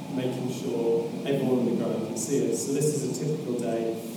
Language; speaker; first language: English; native; English